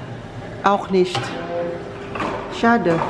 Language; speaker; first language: German; non-native, learner; Filipino